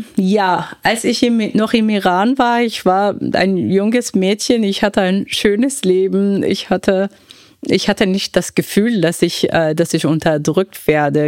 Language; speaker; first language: German; non-native, fluent; Persian